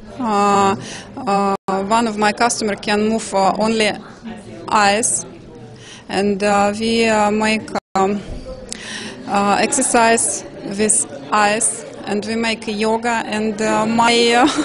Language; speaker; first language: English; non-native, learner; Russian